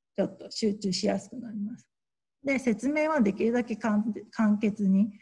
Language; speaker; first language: Japanese; native; Japanese